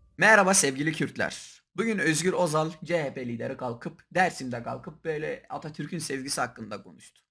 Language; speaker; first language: Turkish; non-native, local second language; Kurdish